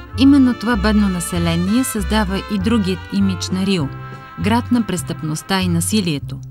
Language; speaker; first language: Bulgarian; native; Bulgarian